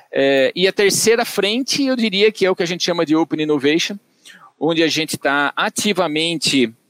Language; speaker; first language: Portuguese; native; Portuguese